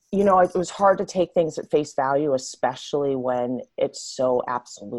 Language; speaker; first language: English; native; English